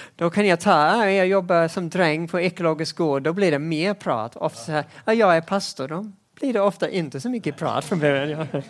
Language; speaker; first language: Swedish; non-native, fluent; English